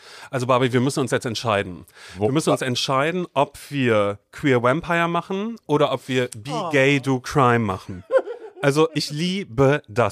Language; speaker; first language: German; native; German